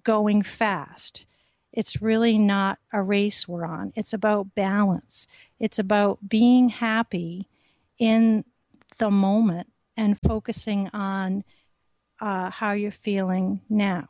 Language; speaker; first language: English; native; English